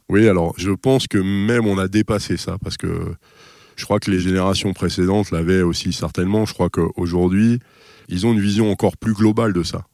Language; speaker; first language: French; native; French